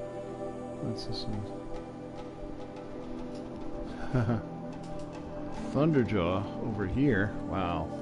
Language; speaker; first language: English; native; English